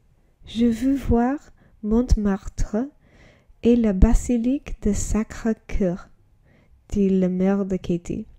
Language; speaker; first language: French; non-native, learner; English